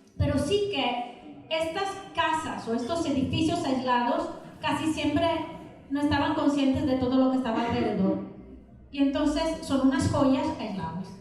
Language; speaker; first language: Spanish; non-native, fluent; Italian